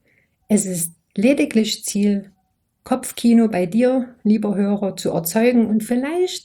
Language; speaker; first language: German; native; German